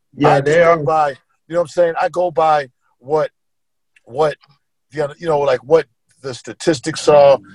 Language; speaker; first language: English; native; English